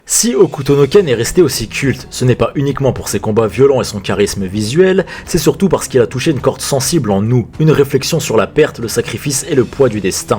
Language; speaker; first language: French; native; French